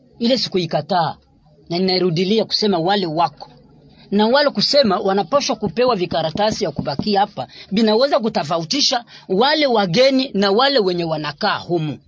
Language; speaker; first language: Swahili; non-native, local second language; Rundi